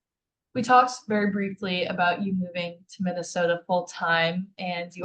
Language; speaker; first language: English; native; English